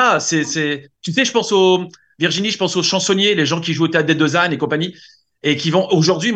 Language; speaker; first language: French; native; French